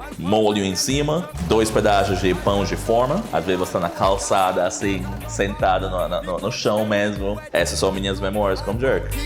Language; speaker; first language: Portuguese; non-native, fluent; English